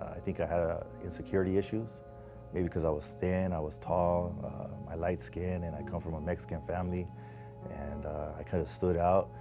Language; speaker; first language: English; native; English